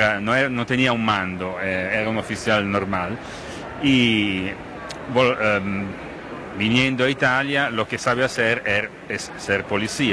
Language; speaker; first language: Spanish; non-native, fluent; Italian